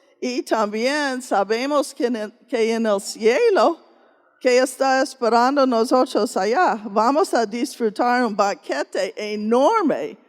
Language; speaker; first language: Spanish; non-native, fluent; English